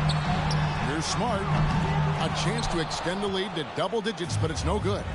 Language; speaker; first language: English; native; English